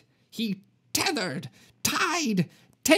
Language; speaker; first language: English; native; English